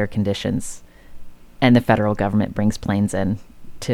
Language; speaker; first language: English; native; English